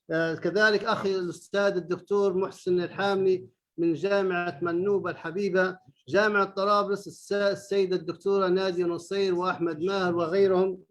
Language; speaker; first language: Arabic; native; Arabic